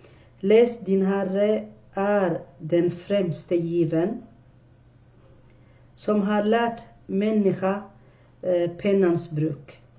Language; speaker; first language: Swedish; non-native, fluent; Arabic